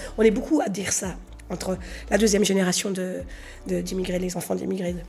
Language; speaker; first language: French; native; French